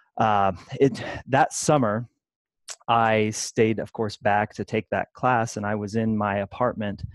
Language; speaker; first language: English; native; English